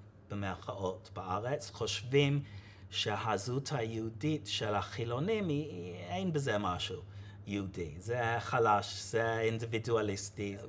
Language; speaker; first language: Hebrew; non-native, fluent; English